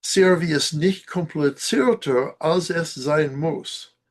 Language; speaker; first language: German; non-native, learner; English